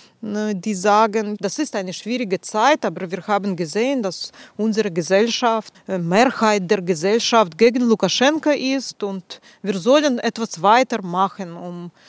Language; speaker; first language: German; non-native, fluent; Russian